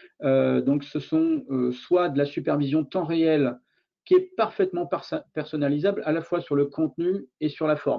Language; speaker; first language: French; native; French